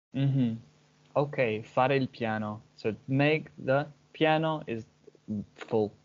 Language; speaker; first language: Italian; non-native, learner; English